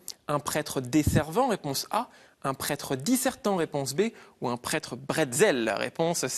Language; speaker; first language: French; native; French